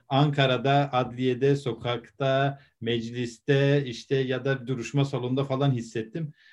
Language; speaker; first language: Turkish; native; Turkish